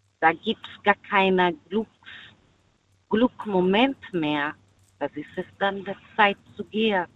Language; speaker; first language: German; non-native, learner; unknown